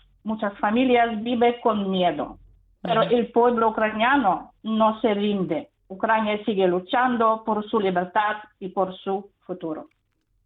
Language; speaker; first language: Spanish; non-native, fluent; Ukrainian